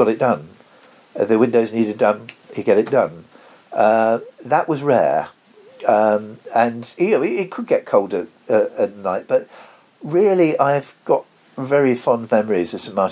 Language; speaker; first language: English; native; English